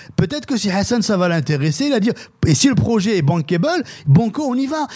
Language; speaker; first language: French; native; French